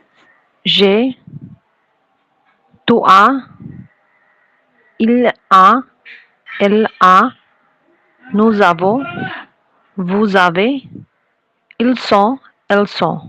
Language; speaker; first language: French; non-native, learner; Bangla